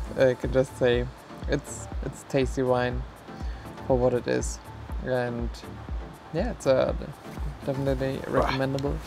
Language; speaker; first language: English; non-native, fluent; German